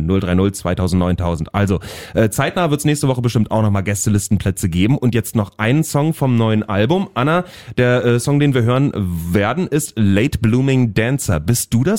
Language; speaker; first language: German; native; German